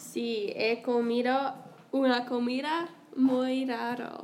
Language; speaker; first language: Spanish; non-native, learner; English